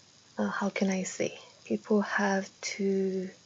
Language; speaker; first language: English; non-native, fluent; Korean